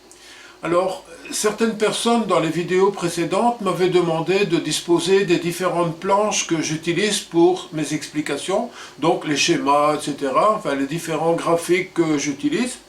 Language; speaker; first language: French; native; French